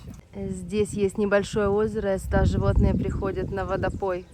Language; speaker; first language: Russian; native; Russian